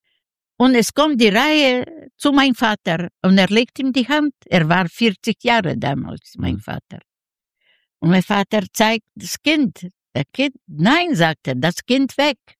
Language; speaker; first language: German; non-native, learner; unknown